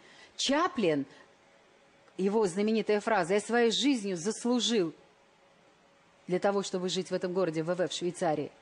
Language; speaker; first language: Russian; native; Russian